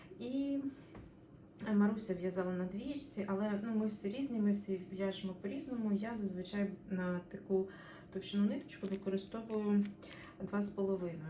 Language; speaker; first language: Ukrainian; non-native, local second language; Russian